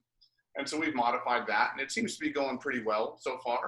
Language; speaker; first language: English; native; English